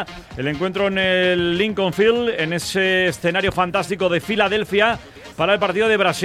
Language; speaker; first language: Spanish; native; Spanish